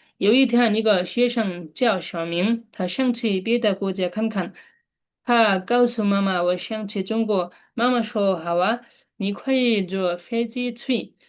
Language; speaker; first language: Chinese; non-native, fluent; Bangla